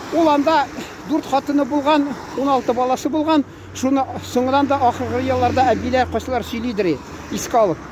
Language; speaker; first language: Tatar; early bilingual, heritage; Tatar